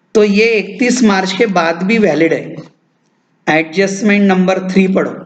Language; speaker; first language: Hindi; non-native, local second language; Marathi